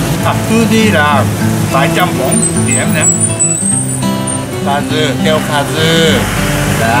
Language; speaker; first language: Vietnamese; non-native, learner; Japanese